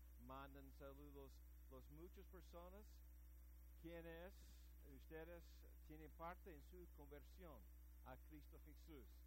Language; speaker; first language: Spanish; non-native, fluent; English